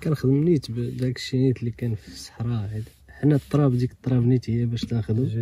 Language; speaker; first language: Arabic; native; Arabic